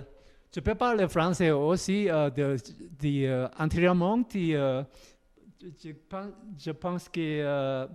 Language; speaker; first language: French; non-native, learner; Korean